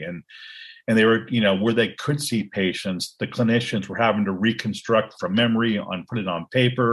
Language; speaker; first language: English; native; English